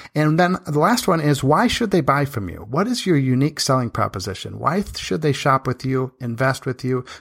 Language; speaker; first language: English; native; English